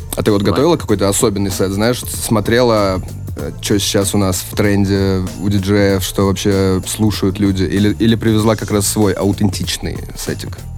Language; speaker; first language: Russian; native; Russian